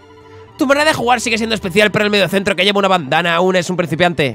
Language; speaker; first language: Spanish; native; Spanish